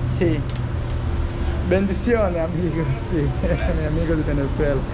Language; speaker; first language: Spanish; non-native, learner; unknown